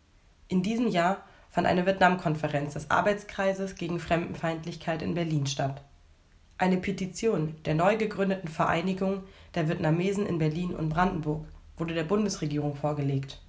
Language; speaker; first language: German; native; German